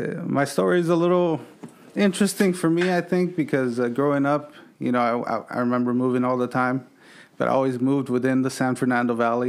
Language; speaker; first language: English; native; English